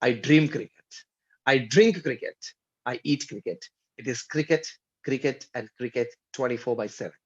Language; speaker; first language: English; non-native, local second language; Gujarati